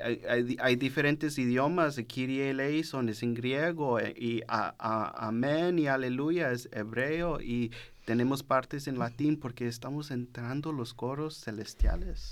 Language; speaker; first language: Spanish; early bilingual, heritage; Spanish